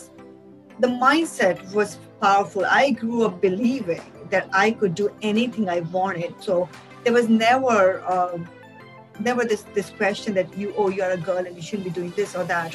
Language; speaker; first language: English; non-native, local second language; Hindi